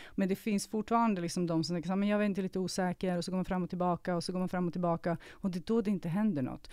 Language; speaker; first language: Swedish; early bilingual, other home language; Serbian